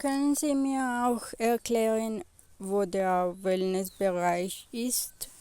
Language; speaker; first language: German; non-native, learner; Spanish